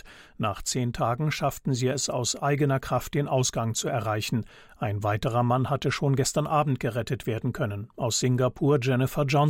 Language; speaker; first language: German; native; German